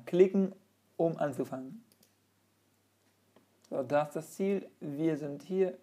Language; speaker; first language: German; native; German